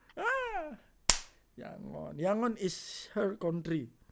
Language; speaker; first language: English; non-native, learner; Indonesian